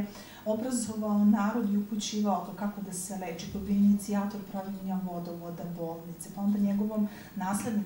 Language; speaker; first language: Croatian; native; Croatian